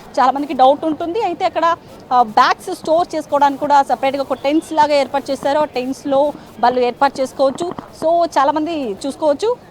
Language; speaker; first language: Telugu; native; Telugu